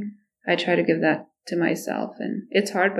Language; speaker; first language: English; non-native, local second language; Nepali